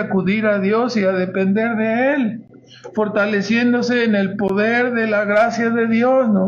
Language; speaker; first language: Spanish; native; Spanish